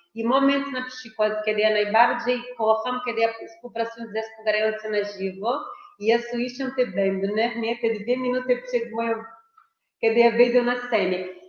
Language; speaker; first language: Polish; non-native, fluent; Portuguese